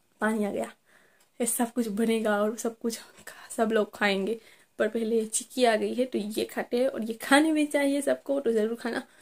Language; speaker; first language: Hindi; non-native, local second language; Gujarati